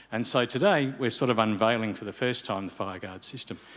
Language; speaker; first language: English; native; English